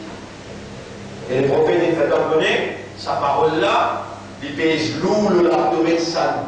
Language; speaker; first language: French; non-native, local second language; Morisyen